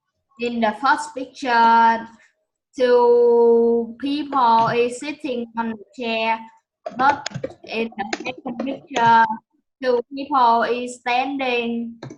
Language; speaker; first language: English; non-native, learner; Vietnamese